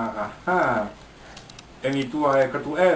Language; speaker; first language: Bulgarian; non-native, learner; Finnish